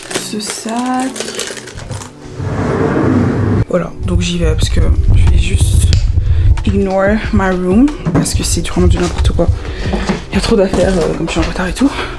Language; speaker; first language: French; native; French